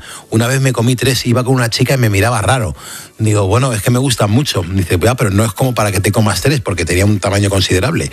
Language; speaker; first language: Spanish; native; Spanish